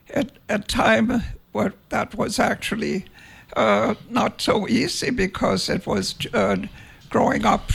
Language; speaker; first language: English; non-native, fluent; Danish